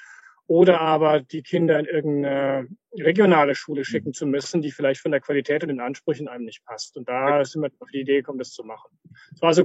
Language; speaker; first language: German; native; German